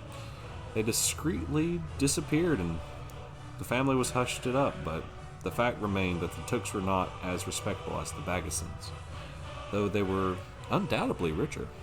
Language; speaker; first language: English; native; English